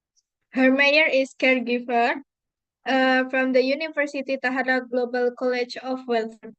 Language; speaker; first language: English; non-native, fluent; Indonesian